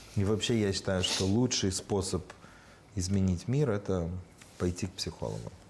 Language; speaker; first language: Russian; native; Russian